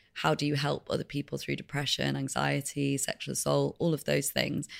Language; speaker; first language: English; native; English